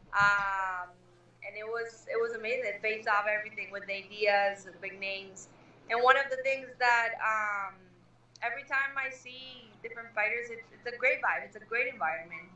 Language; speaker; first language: English; non-native, fluent; Spanish